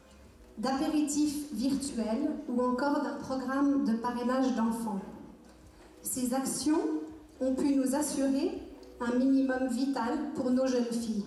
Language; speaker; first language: French; native; French